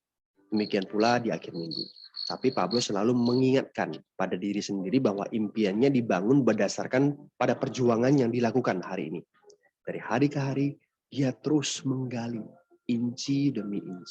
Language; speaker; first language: Indonesian; native; Indonesian